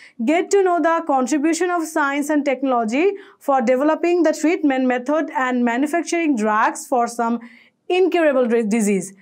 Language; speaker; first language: English; non-native, local second language; Bangla